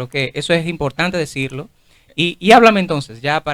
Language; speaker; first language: Spanish; native; Spanish